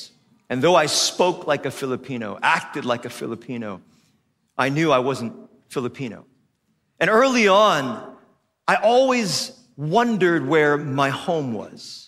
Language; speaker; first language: English; non-native, local second language; Filipino